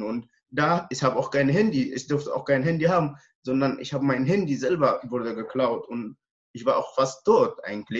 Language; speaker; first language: German; non-native, learner; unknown